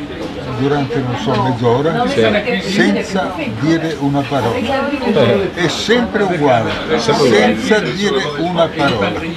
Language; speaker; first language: Italian; non-native, local second language; Slovenian